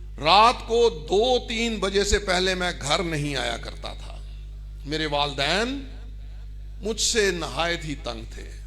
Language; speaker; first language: Urdu; non-native, local second language; Punjabi